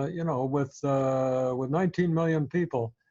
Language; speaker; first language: English; native; English